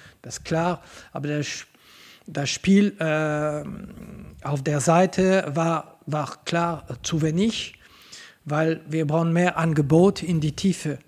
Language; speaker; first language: German; non-native, local second language; French